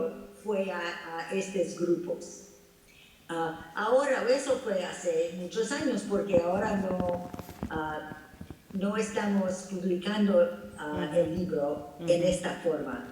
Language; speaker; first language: Spanish; non-native, fluent; English